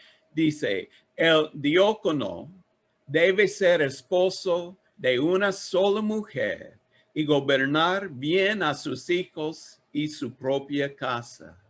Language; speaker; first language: Spanish; non-native, learner; English